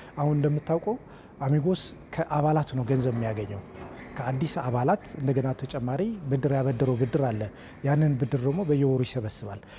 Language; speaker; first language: Amharic; native; Amharic